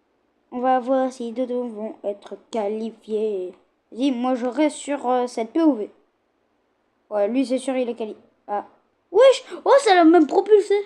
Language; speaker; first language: French; native; French